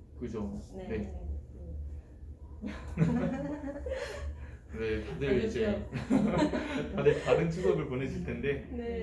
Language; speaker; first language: Korean; native; Korean